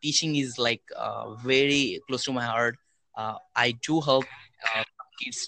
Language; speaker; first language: English; non-native, local second language; Bangla